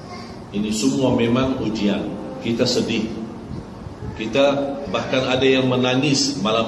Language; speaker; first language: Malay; non-native, fluent; Arabic